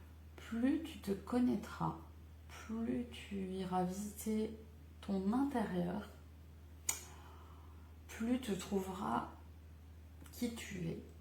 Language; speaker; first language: French; native; French